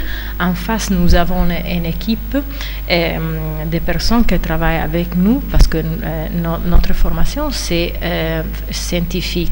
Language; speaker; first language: French; non-native, fluent; Italian